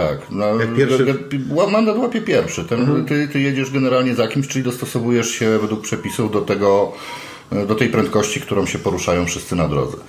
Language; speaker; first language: Polish; native; Polish